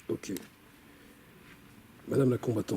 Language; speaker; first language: French; native; French